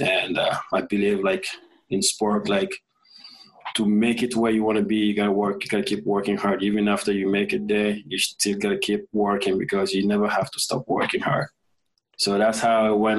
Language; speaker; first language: English; non-native, fluent; French